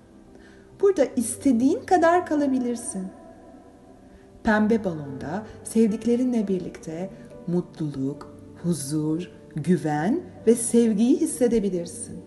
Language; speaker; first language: Turkish; native; Turkish